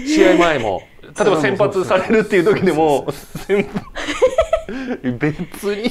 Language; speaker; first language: Japanese; native; Japanese